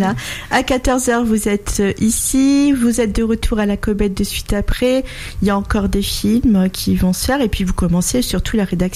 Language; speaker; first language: French; native; French